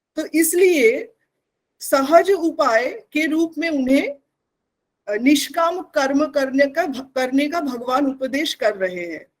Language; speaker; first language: Hindi; non-native, local second language; Bangla